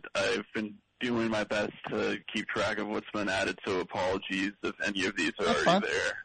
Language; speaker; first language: English; native; English